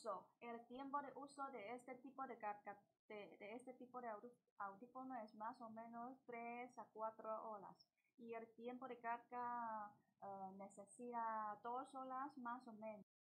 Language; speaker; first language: Spanish; non-native, learner; Chinese